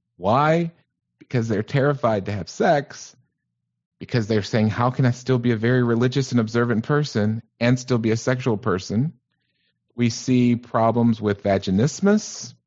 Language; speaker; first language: English; native; English